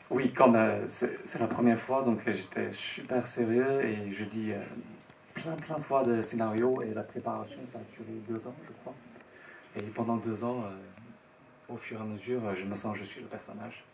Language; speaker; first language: French; non-native, learner; Chinese